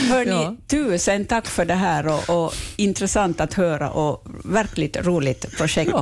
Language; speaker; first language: Swedish; native; Swedish